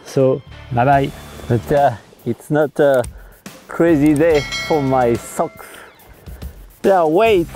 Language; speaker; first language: English; non-native, fluent; French